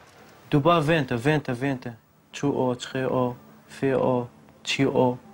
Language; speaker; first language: Danish; non-native, learner; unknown